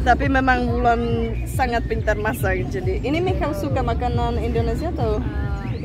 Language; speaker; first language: Indonesian; non-native, fluent; Czech